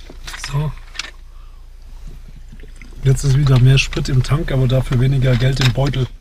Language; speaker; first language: German; native; German